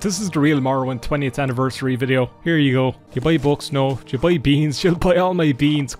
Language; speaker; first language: English; native; English